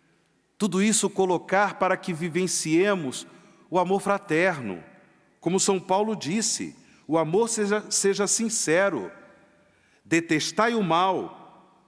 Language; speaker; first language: Portuguese; native; Portuguese